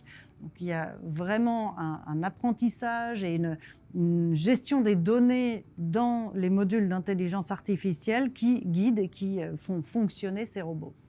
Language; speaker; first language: French; native; French